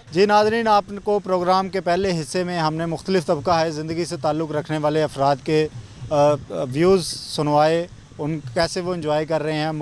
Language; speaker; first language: Urdu; non-native, local second language; Punjabi